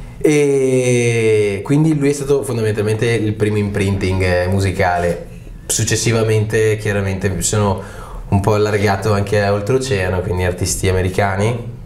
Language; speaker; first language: Italian; early bilingual, other home language; Arabic